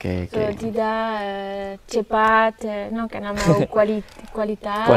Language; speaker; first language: Indonesian; non-native, learner; French